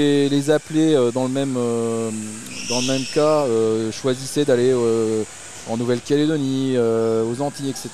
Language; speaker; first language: French; native; French